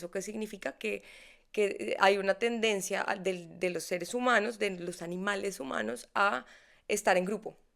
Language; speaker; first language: Spanish; native; Spanish